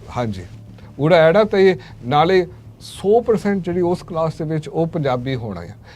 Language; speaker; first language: Punjabi; early bilingual, heritage; Punjabi